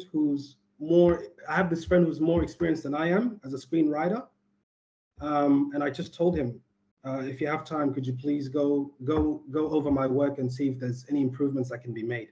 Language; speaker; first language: English; native; English